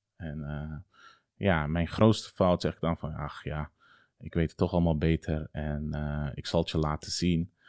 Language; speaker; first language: Dutch; early bilingual, other home language; Turkish